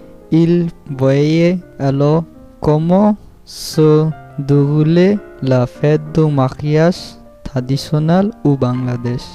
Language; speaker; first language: French; non-native, learner; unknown